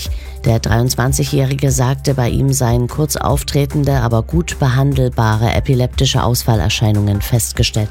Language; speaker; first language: German; native; German